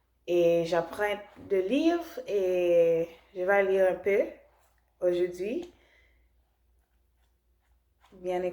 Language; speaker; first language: French; non-native, learner; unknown